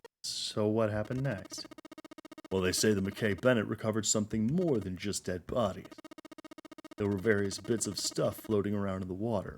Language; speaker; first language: English; native; English